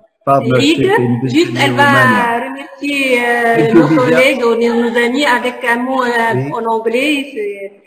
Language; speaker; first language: French; non-native, local second language; Arabic